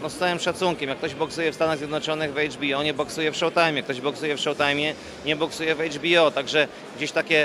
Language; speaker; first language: Polish; native; Polish